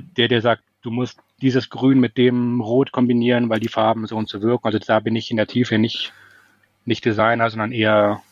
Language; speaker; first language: German; native; German